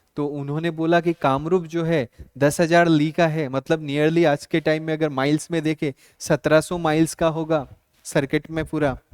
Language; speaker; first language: Hindi; non-native, local second language; Assamese